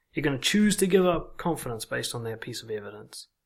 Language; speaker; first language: English; native; English